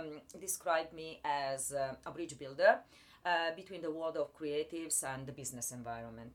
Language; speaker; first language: English; non-native, fluent; Italian